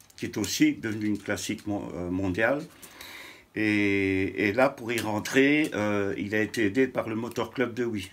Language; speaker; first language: French; native; French